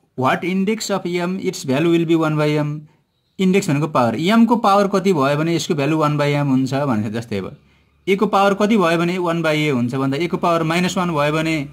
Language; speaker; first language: Nepali; native; Nepali